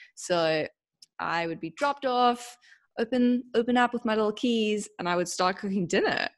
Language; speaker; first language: English; native; English